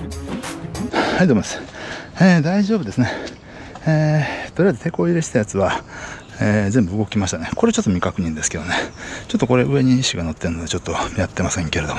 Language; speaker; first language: Japanese; native; Japanese